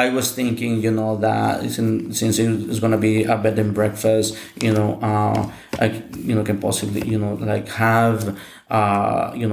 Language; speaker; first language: English; non-native, fluent; Spanish